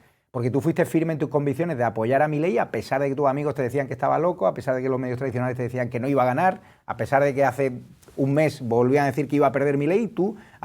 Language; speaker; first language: Spanish; native; Spanish